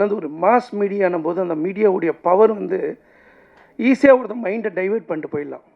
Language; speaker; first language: Tamil; native; Tamil